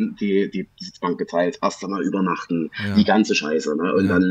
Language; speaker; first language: German; native; German